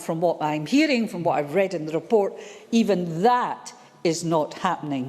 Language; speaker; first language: English; native; English